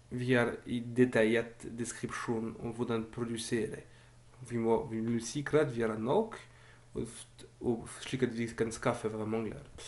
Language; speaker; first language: Norwegian; non-native, fluent; French